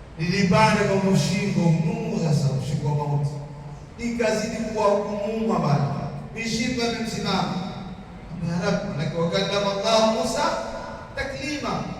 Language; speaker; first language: Swahili; native; Swahili